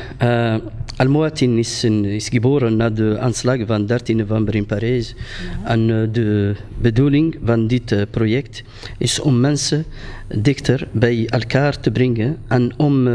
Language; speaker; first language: Dutch; non-native, fluent; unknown